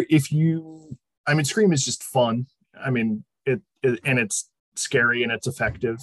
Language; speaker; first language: English; native; English